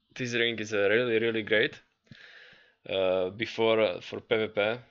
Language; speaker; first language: English; non-native, learner; Slovak